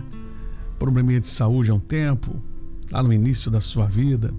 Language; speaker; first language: Portuguese; native; Portuguese